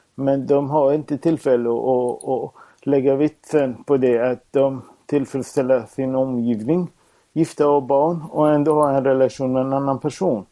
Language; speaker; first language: Swedish; non-native, fluent; Persian